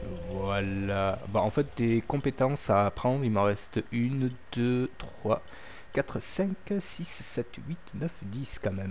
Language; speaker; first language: French; native; French